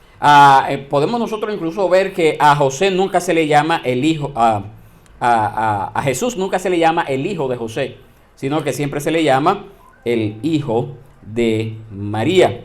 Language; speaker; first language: Spanish; native; Spanish